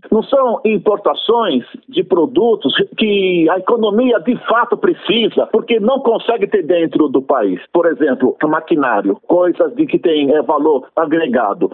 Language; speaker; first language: Portuguese; native; Portuguese